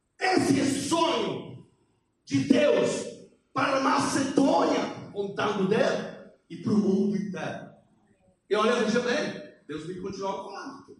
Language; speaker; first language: Portuguese; non-native, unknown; Polish